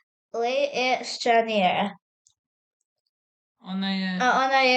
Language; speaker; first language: Italian; non-native, learner; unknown